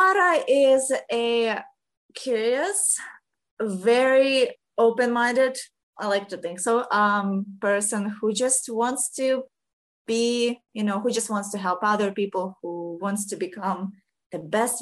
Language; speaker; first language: English; non-native, fluent; Ukrainian